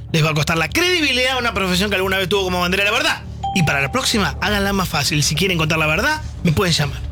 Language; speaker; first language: Spanish; native; Spanish